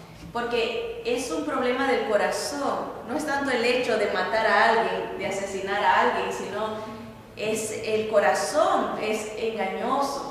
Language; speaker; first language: Spanish; native; Spanish